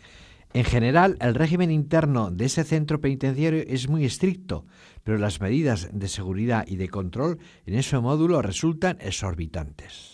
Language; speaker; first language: Spanish; native; Spanish